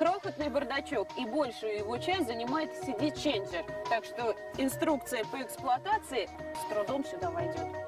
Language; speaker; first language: Russian; native; Russian